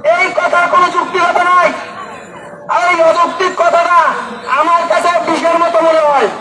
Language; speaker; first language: Bangla; native; Bangla